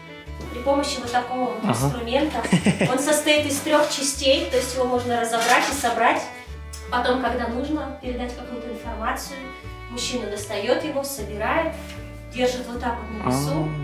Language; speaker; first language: Russian; native; Russian